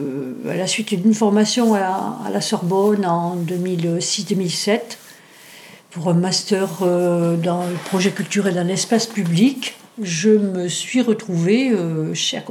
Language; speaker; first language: French; native; French